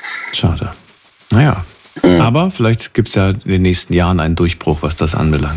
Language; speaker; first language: German; native; German